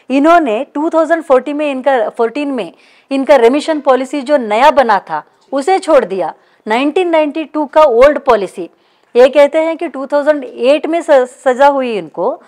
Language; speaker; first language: Hindi; non-native, local second language; Kannada